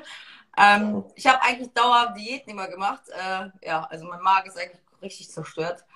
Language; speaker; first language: German; early bilingual, other home language; Russian